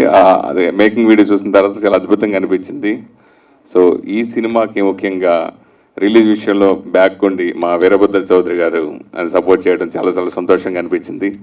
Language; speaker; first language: Telugu; native; Telugu